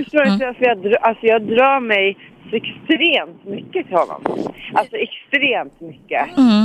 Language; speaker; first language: Swedish; native; Swedish